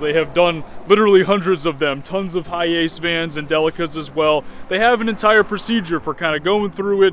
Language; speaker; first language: English; native; English